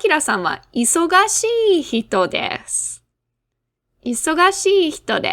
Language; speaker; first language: Japanese; non-native, fluent; English